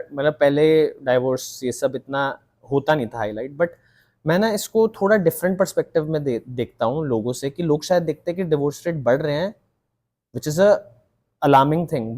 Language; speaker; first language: Hindi; native; Hindi